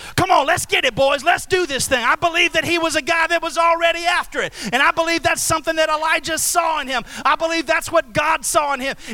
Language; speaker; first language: English; native; English